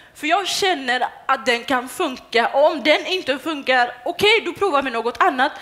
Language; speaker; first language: Swedish; early bilingual, other home language; Tigrinya